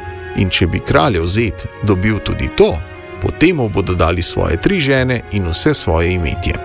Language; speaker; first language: Slovenian; native; Slovenian